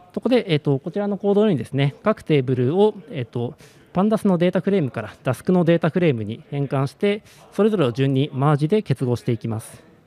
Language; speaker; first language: Japanese; native; Japanese